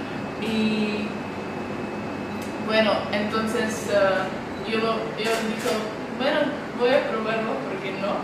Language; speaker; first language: Spanish; non-native, learner; Czech